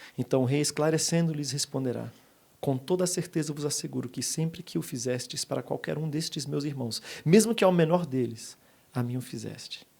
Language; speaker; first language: Portuguese; native; Portuguese